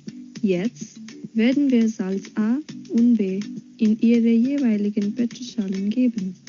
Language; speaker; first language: German; non-native, fluent; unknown